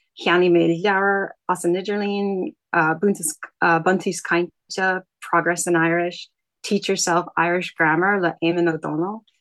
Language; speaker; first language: Irish; non-native, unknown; English